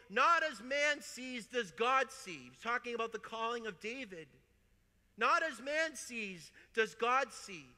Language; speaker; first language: English; native; English